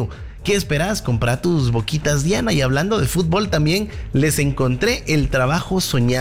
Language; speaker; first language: Spanish; native; Spanish